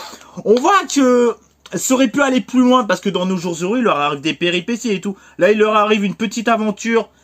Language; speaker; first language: French; native; French